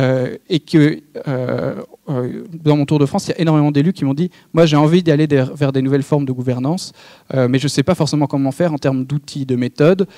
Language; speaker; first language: French; native; French